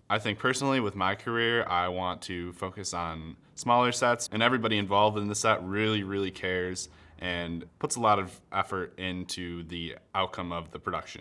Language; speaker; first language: English; native; English